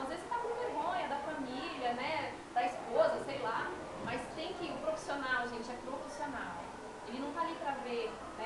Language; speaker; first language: Portuguese; native; Portuguese